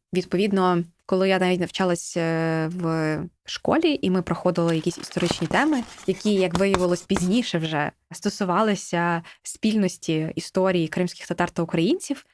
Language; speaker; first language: Ukrainian; native; Ukrainian